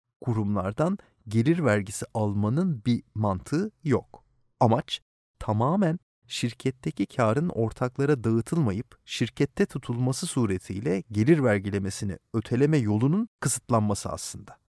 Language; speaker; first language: Turkish; native; Turkish